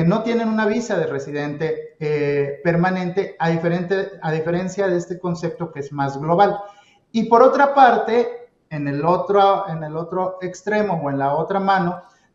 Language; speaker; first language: Spanish; native; Spanish